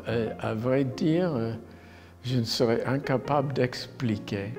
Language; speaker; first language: French; non-native, fluent; English